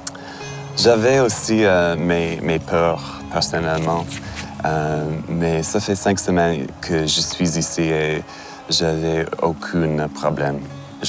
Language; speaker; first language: French; non-native, local second language; English